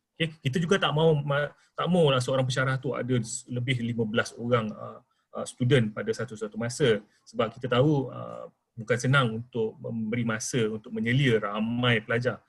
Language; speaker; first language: Malay; native; Malay